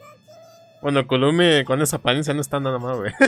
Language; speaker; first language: Spanish; native; Spanish